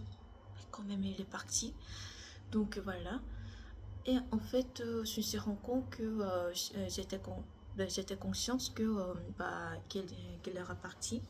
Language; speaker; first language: French; non-native, learner; Korean